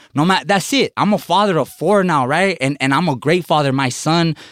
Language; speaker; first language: English; native; English